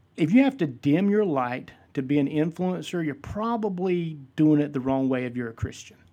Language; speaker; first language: English; native; English